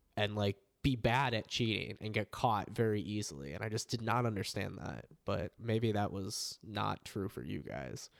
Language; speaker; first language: English; native; English